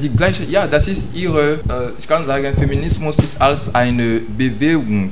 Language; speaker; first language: German; non-native, learner; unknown